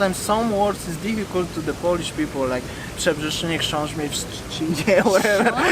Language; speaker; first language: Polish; native; Polish